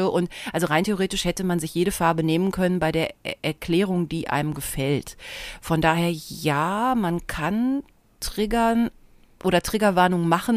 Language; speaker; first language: German; native; German